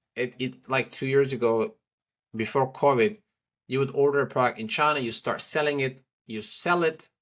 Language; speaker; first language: English; non-native, fluent; Turkish